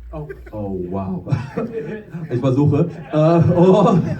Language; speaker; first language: German; native; German